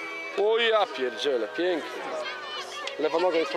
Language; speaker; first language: Polish; native; Polish